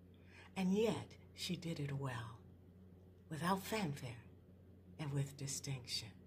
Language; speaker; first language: English; native; English